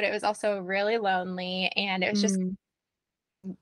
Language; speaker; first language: English; native; English